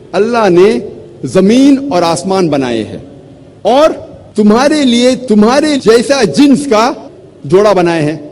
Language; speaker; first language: Urdu; non-native, local second language; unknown